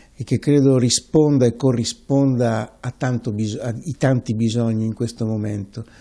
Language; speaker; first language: Italian; native; Italian